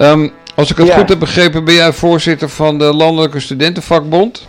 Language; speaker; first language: Dutch; native; Dutch